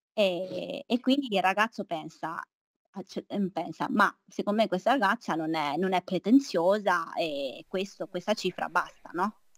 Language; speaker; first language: Italian; early bilingual, other home language; Chinese